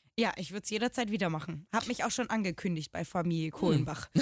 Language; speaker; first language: German; native; German